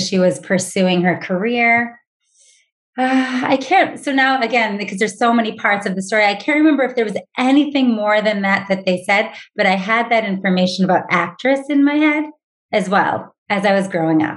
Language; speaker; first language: English; native; English